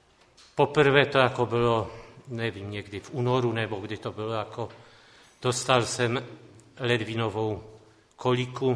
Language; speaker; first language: Czech; non-native, local second language; Polish